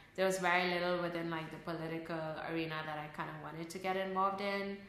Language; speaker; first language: English; early bilingual, other home language; Urdu